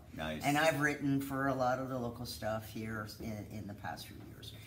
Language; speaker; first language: English; native; English